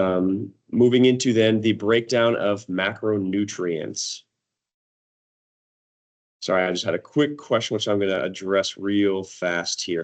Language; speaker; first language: English; native; English